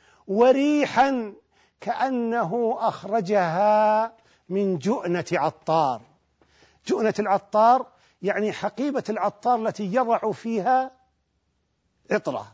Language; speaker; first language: Arabic; native; Arabic